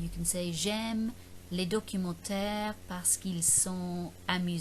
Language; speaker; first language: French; non-native, fluent; English